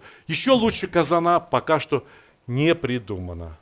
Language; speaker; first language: Russian; native; Russian